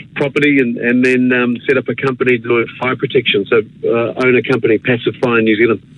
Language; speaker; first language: English; native; English